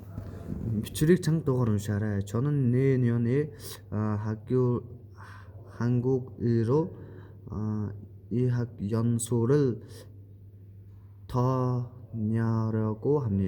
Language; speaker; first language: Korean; non-native, learner; Mongolian